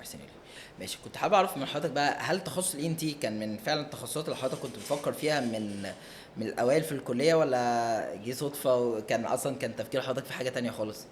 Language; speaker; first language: Arabic; native; Arabic